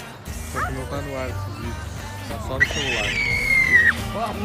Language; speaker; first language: Portuguese; native; Portuguese